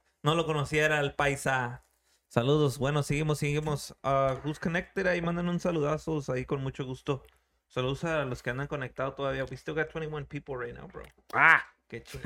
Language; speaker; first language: Spanish; early bilingual, other home language; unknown